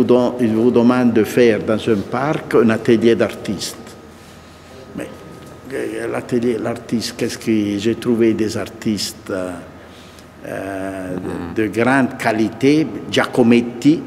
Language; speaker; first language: French; non-native, fluent; Italian